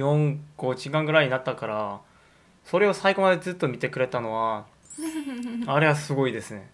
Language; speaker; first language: Japanese; non-native, fluent; Korean